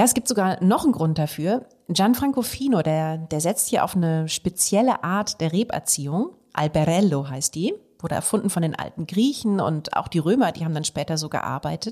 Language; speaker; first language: German; native; German